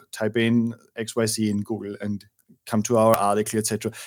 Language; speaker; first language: English; non-native, fluent; German